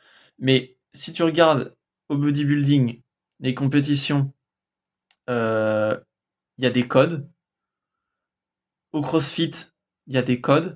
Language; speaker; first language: French; native; French